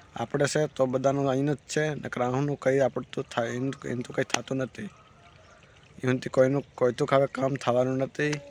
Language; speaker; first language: Gujarati; non-native, local second language; Bhili